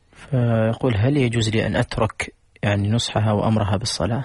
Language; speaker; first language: Arabic; native; Arabic